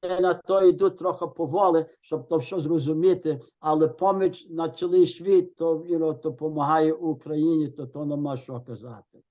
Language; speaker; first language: Ukrainian; early bilingual, heritage; Ukrainian